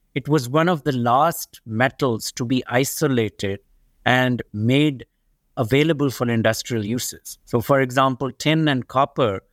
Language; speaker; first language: English; non-native, local second language; Urdu